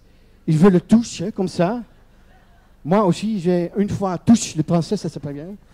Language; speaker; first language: French; non-native, learner; Dutch